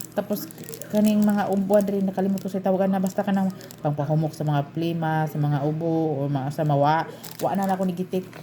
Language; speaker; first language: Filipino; non-native, local second language; Cebuano